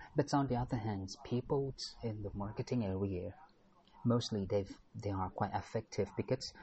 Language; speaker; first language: English; non-native, fluent; Thai